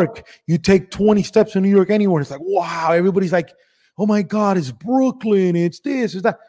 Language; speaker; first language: English; early bilingual, other home language; Spanish